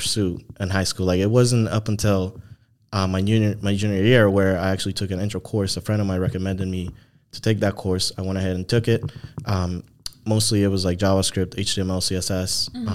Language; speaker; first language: English; non-native, fluent; Spanish